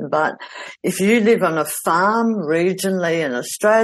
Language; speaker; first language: English; native; English